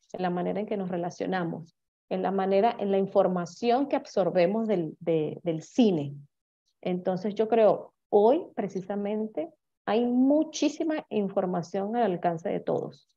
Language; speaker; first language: Spanish; native; Spanish